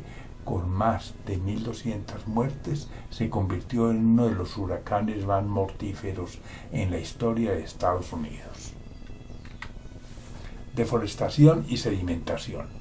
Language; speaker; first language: Spanish; native; Spanish